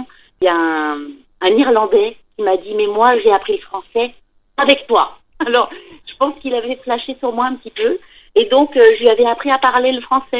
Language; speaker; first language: French; native; French